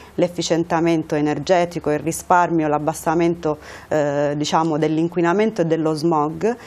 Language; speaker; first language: Italian; early bilingual, other home language; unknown